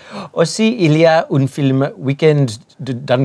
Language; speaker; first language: French; non-native, learner; English